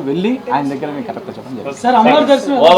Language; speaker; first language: Telugu; native; Telugu